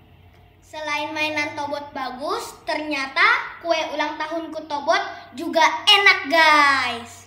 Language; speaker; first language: Indonesian; native; Indonesian